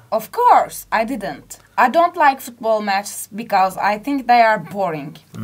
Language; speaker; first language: English; non-native, learner; Turkish